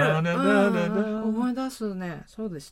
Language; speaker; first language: Japanese; native; Japanese